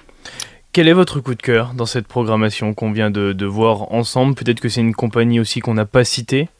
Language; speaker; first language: French; native; French